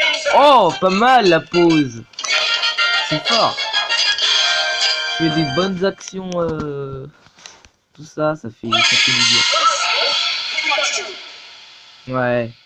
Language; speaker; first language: French; native; French